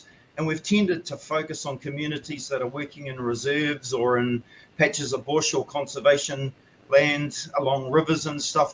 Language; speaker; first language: English; native; English